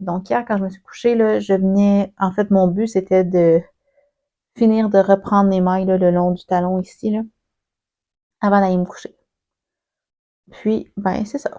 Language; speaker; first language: French; native; French